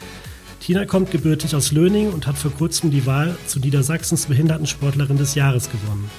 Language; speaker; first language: German; native; German